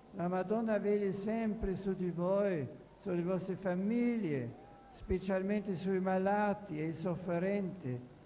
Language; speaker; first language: Italian; non-native, fluent; German